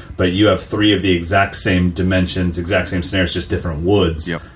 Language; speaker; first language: English; native; English